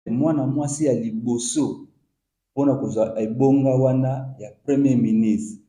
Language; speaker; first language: Lingala; non-native, local second language; Kongo